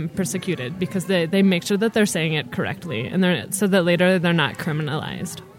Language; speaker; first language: English; native; English